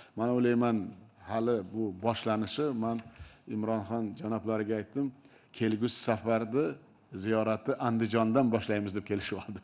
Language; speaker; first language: Uzbek; native; Uzbek